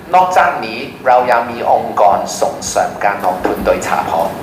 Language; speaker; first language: Thai; non-native, learner; Cantonese